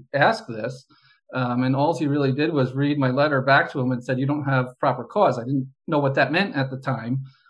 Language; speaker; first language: English; native; English